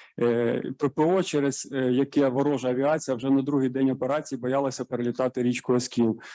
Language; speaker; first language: Ukrainian; native; Ukrainian